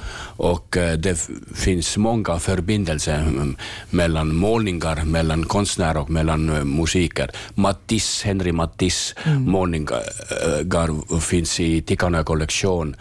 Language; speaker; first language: Swedish; non-native, learner; Finnish